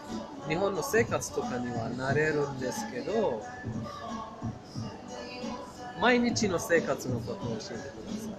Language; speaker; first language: Japanese; non-native, fluent; Persian